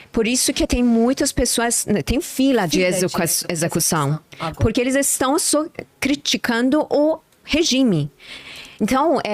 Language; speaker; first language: Portuguese; non-native, learner; Persian